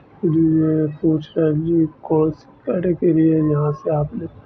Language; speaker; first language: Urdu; non-native, local second language; Punjabi